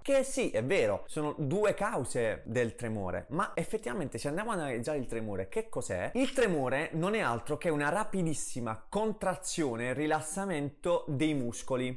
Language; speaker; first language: Italian; native; Italian